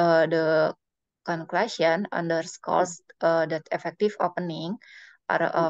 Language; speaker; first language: English; non-native, learner; Indonesian